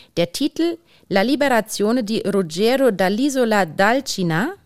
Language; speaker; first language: German; native; German